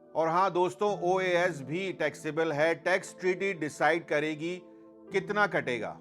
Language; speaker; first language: Urdu; native; Urdu